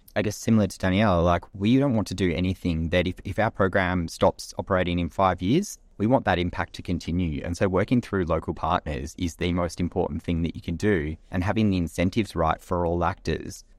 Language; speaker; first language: English; native; English